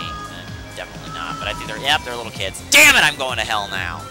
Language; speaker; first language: English; native; English